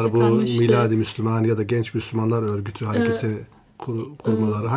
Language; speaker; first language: Turkish; native; Turkish